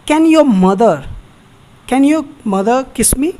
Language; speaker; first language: English; non-native, local second language; Hindi